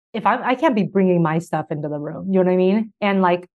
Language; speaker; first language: English; early bilingual, other home language; Chinese